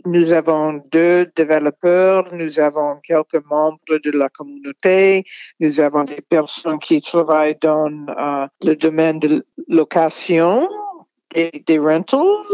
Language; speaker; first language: French; non-native, fluent; English